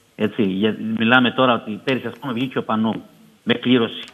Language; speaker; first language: Greek; native; Greek